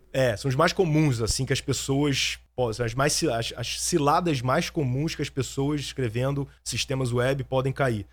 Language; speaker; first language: Portuguese; native; Portuguese